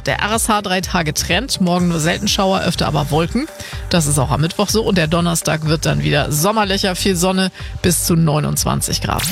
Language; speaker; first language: German; native; German